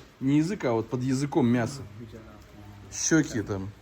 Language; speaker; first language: Russian; native; Russian